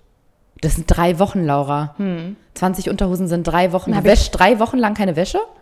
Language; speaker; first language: German; native; German